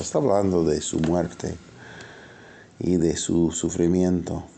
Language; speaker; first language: Spanish; non-native, fluent; English